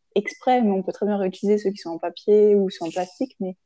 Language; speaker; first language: French; native; French